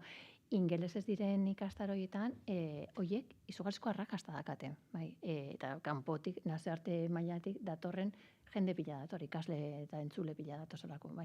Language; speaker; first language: Basque; native; Basque